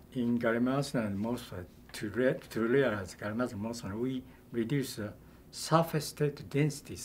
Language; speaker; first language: English; non-native, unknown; Japanese